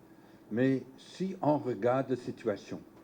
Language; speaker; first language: French; non-native, learner; English